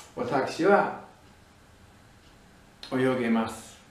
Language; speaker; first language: Japanese; non-native, fluent; English